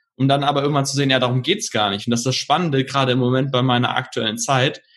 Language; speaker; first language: German; native; German